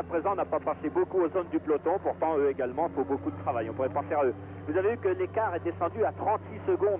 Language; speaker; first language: French; native; French